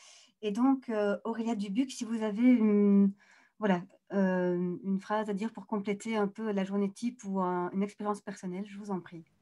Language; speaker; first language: French; native; French